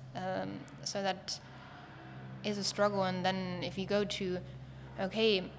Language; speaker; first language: English; non-native, fluent; German